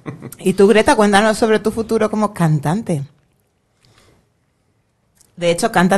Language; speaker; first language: Spanish; native; Spanish